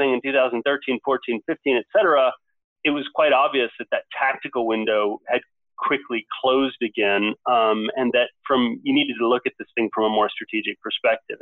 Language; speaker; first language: English; native; English